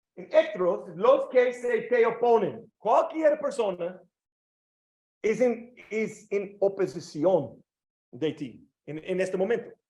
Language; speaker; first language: Spanish; non-native, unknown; English